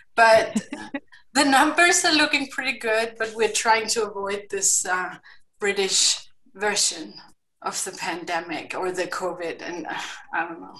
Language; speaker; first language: English; non-native, fluent; Kalaallisut